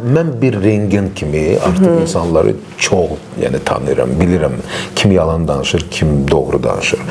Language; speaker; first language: Azerbaijani; non-native, local second language; Russian